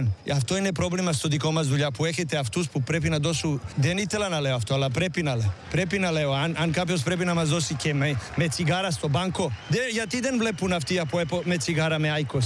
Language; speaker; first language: Greek; non-native, learner; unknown